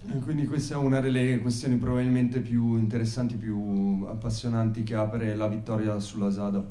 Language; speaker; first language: Italian; native; Italian